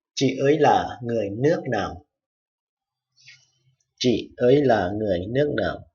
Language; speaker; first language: Vietnamese; non-native, fluent; Thai